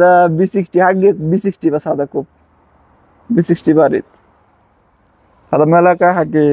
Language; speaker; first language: Arabic; non-native, learner; Bangla